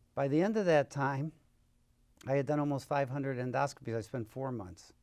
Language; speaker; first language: English; native; English